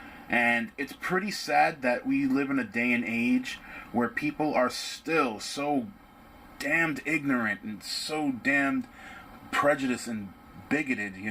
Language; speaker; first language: English; native; English